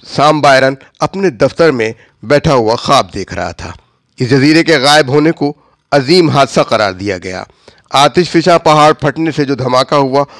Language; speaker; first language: Urdu; native; Urdu